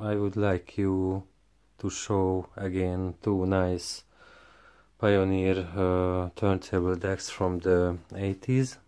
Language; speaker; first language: English; non-native, learner; Hungarian